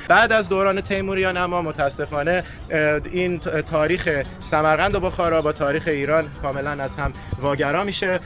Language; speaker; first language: Persian; native; Persian